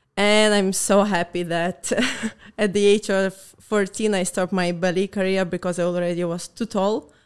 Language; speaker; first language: English; non-native, fluent; Russian